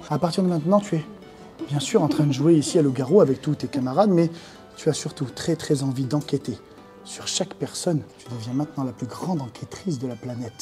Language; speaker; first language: French; native; French